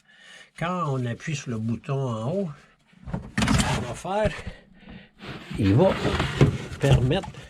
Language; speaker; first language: French; native; French